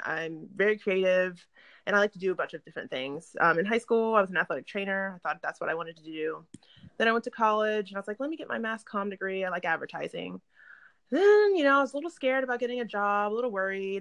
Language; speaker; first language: English; native; English